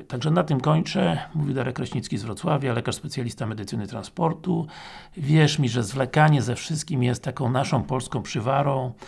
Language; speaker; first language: Polish; native; Polish